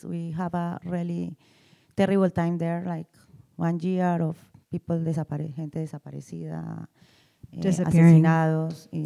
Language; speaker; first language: English; non-native, learner; Spanish